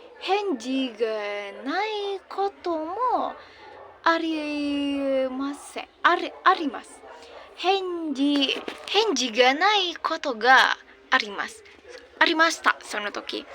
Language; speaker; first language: Japanese; non-native, learner; Indonesian